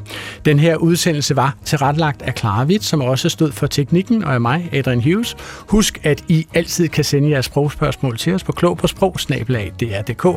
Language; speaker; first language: Danish; native; Danish